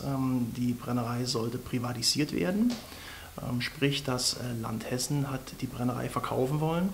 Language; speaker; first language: German; native; German